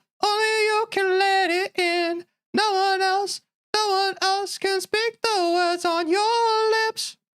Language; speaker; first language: English; native; English